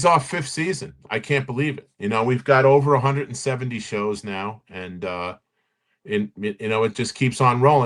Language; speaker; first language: English; native; English